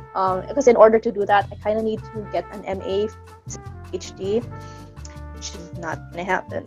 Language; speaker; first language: English; non-native, local second language; Cebuano